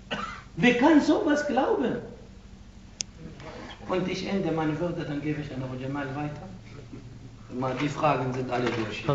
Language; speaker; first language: German; non-native, fluent; Arabic